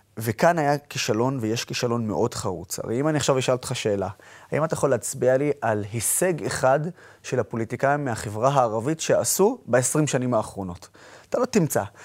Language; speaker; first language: Hebrew; non-native, local second language; Arabic